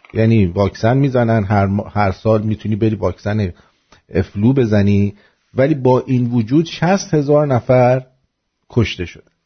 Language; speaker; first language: Persian; native; Persian